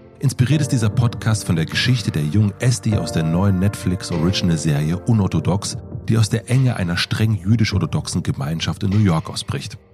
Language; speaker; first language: German; native; German